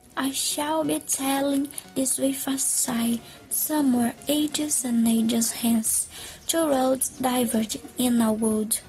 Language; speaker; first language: English; non-native, learner; Portuguese